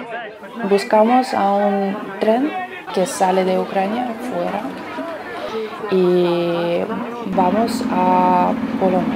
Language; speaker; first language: Spanish; non-native, learner; Ukrainian